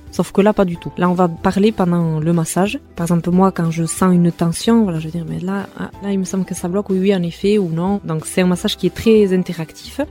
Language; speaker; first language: French; non-native, local second language; Basque